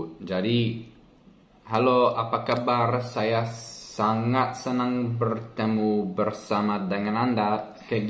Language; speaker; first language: Indonesian; non-native, learner; English